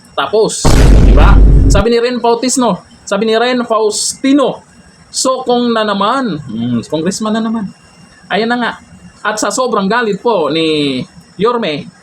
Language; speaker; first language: Filipino; native; Filipino